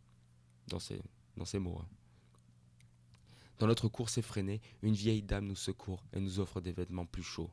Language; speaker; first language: French; native; French